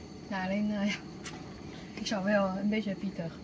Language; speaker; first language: Dutch; non-native, learner; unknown